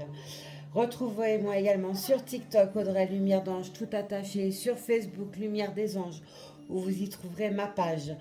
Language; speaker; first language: French; native; French